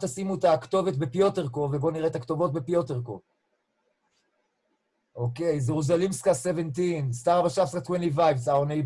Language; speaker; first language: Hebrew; native; Hebrew